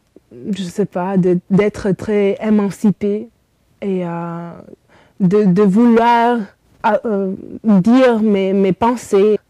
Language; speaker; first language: French; early bilingual, heritage; Romanian